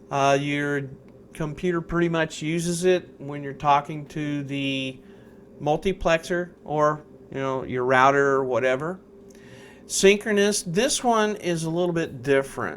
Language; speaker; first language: English; native; English